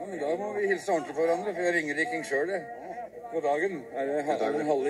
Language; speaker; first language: Norwegian; native; Norwegian